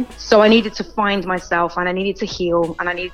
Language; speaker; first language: English; native; English